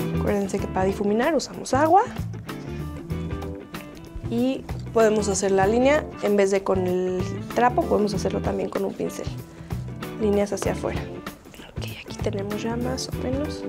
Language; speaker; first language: Spanish; native; Spanish